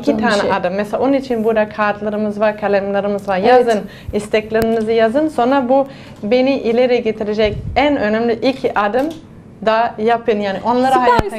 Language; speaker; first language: Turkish; non-native, fluent; German